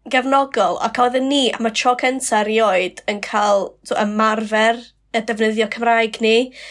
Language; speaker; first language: Welsh; non-native, fluent; English